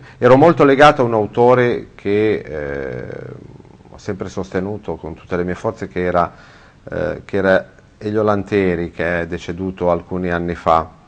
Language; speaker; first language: Italian; native; Italian